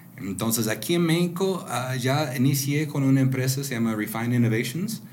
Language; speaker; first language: Spanish; non-native, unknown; English